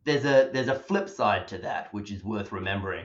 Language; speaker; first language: English; native; English